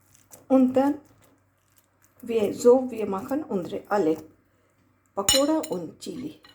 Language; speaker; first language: German; non-native, learner; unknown